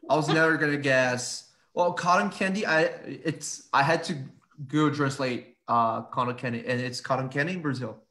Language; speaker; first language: English; non-native, fluent; Portuguese